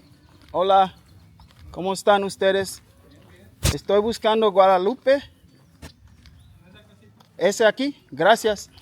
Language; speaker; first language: Spanish; non-native, learner; English